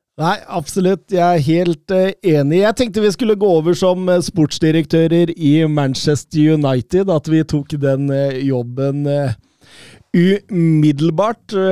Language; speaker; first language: Norwegian; native; Norwegian